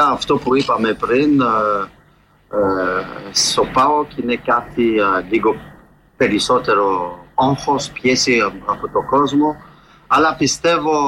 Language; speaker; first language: Greek; non-native, fluent; French